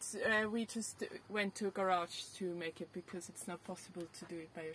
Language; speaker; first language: English; non-native, learner; German